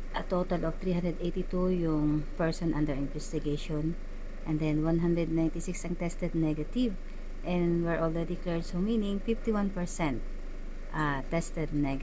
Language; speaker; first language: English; non-native, local second language; Filipino